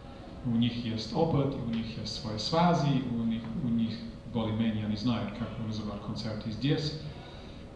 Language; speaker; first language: Russian; non-native, fluent; English